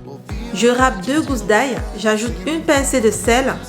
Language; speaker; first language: French; native; French